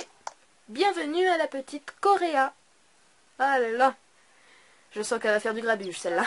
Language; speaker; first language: French; native; French